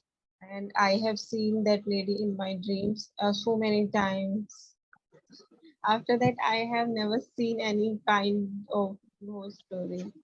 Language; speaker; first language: English; non-native, learner; Hindi